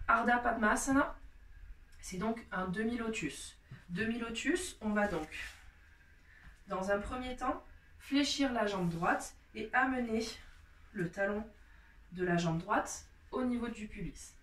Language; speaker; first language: French; native; French